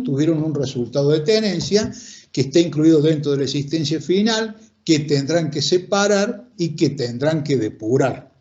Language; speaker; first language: Spanish; native; Spanish